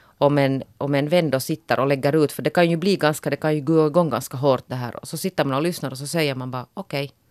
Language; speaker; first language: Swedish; native; Swedish